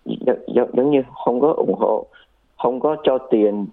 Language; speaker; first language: Vietnamese; early bilingual, heritage; Vietnamese